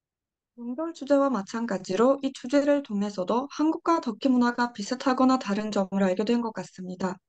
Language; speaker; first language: Korean; non-native, fluent; Turkish